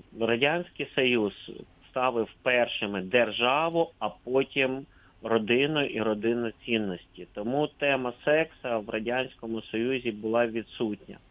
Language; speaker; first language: Ukrainian; native; Ukrainian